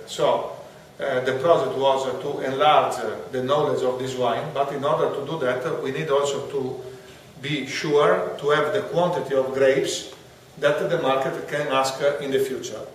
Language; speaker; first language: English; non-native, fluent; Italian